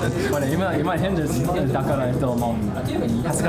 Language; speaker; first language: Japanese; non-native, learner; English